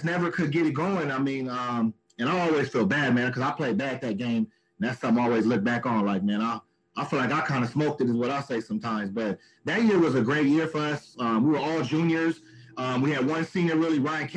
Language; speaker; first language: English; native; English